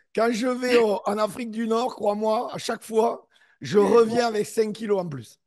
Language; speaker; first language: French; native; French